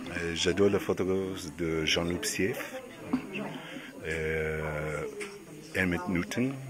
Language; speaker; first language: French; non-native, learner; English